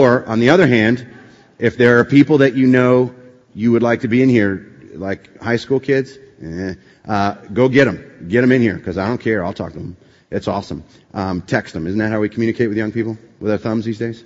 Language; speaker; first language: English; native; English